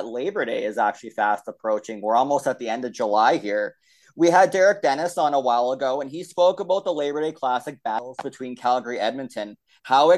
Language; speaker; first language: English; native; English